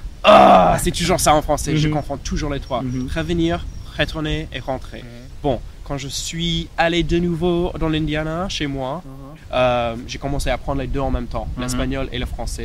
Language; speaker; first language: French; non-native, fluent; English